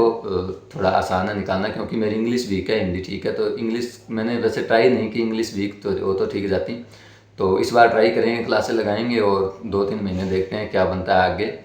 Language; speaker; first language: Hindi; native; Hindi